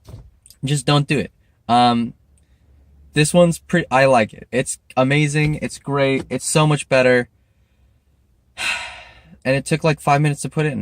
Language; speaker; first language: English; native; English